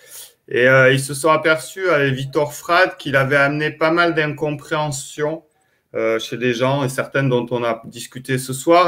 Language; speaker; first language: French; native; French